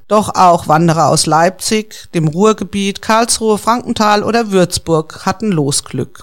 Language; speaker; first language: German; native; German